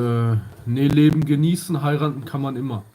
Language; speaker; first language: German; early bilingual, other home language; Kurdish